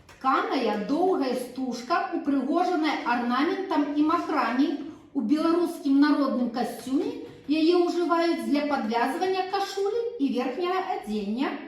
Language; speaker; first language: Belarusian; non-native, local second language; Russian